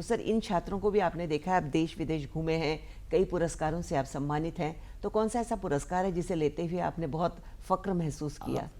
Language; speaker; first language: Hindi; non-native, local second language; Marathi